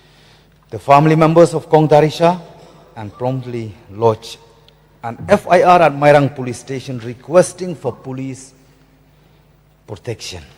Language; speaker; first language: English; non-native, local second language; Khasi